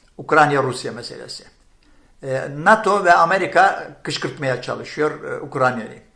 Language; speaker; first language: Turkish; non-native, fluent; Arabic